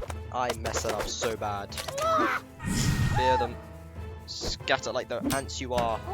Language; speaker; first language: English; native; English